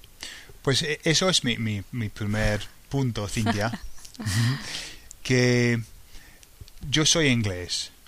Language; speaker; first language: Spanish; non-native, fluent; English